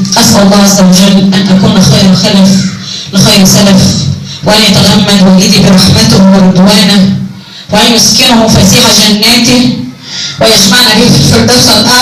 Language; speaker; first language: Arabic; native; Arabic